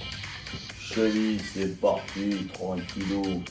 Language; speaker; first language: French; native; French